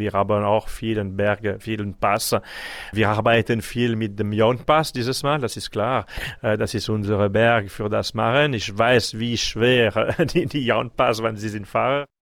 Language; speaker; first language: German; non-native, learner; French